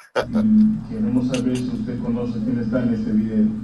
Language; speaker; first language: Spanish; non-native, fluent; English